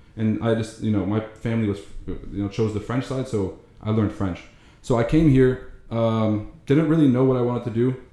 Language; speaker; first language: English; early bilingual, other home language; Arabic